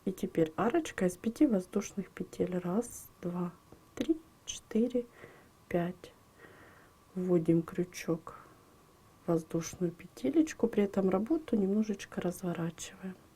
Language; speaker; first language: Russian; native; Russian